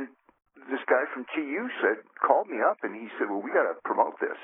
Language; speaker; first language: English; native; English